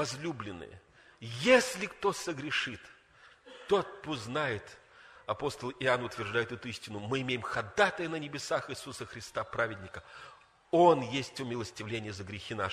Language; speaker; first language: Russian; native; Russian